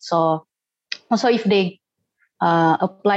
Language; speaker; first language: English; non-native, local second language; Malay